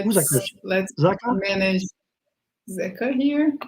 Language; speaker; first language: English; non-native, fluent; Portuguese